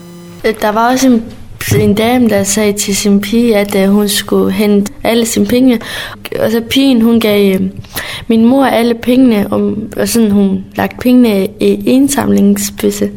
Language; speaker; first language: Danish; early bilingual, other home language; Kurdish